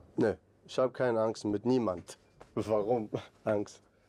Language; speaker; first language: German; non-native, fluent; Arabic